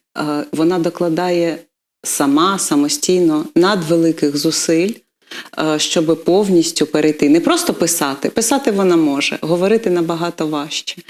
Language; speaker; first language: Ukrainian; non-native, local second language; Russian